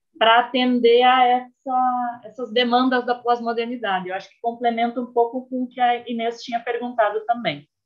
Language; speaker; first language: Portuguese; native; Portuguese